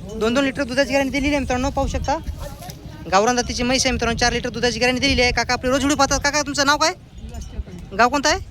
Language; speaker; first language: Marathi; native; Marathi